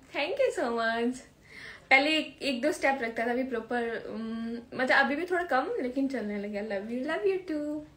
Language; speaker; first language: Hindi; native; Hindi